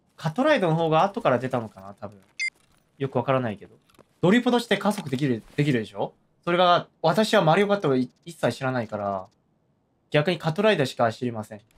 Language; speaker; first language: Japanese; non-native, fluent; Korean